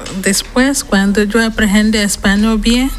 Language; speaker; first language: Spanish; non-native, learner; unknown